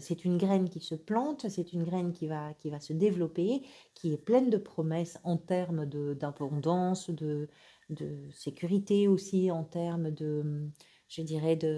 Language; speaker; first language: French; native; French